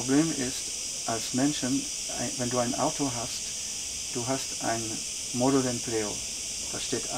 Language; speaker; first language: German; non-native, fluent; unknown